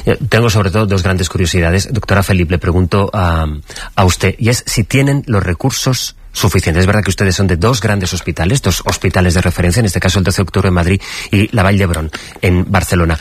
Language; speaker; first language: Spanish; native; Spanish